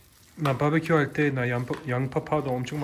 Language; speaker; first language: Korean; non-native, learner; French